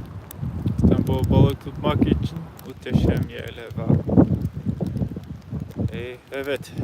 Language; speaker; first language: Turkish; non-native, learner; English